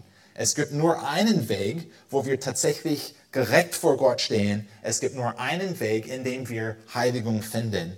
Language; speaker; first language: German; non-native, fluent; English